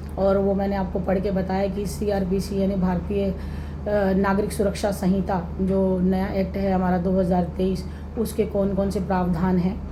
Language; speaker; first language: Hindi; native; Hindi